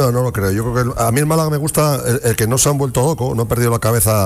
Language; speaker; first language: Spanish; native; Spanish